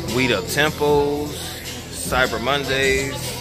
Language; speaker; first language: English; native; English